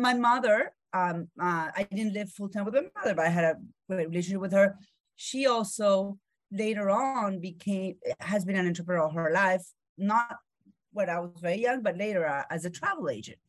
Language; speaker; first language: English; non-native, fluent; Spanish